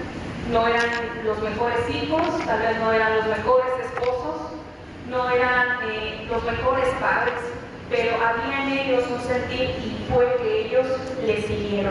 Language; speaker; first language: Spanish; native; Spanish